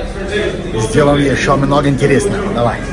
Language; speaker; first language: Russian; non-native, fluent; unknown